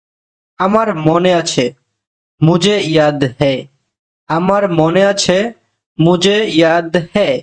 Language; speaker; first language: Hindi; non-native, learner; Bangla